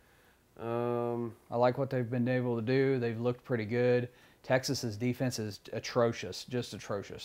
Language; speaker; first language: English; native; English